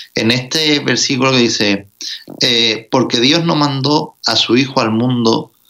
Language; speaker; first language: Spanish; native; Spanish